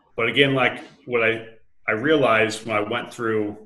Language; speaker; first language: English; native; English